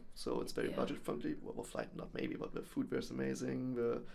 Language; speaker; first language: English; non-native, fluent; German